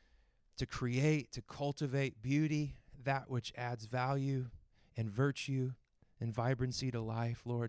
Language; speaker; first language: English; native; English